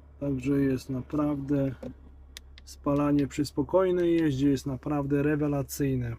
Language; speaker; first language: Polish; native; Polish